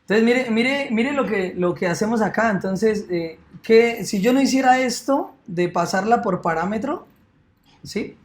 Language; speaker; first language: Spanish; native; Spanish